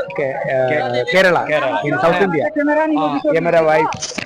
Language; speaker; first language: Hindi; non-native, local second language; Malayalam